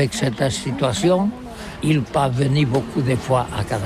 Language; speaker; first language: French; non-native, learner; Catalan